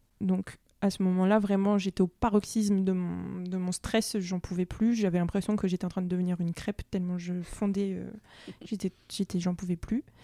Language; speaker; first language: French; native; French